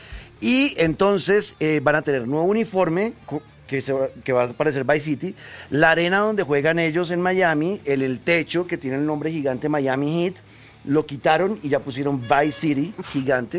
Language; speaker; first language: Spanish; native; Spanish